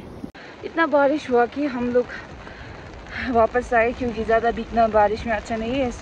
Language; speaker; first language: Hindi; non-native, local second language; Nepali